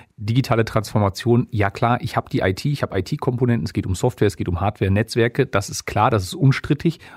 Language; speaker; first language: German; native; German